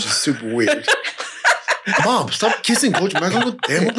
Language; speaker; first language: English; native; English